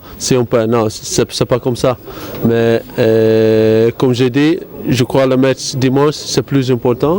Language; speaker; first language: French; non-native, learner; Dutch